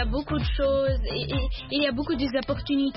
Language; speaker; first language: French; non-native, learner; Arabic